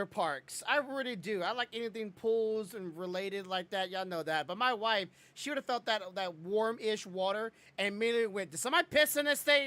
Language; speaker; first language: English; native; English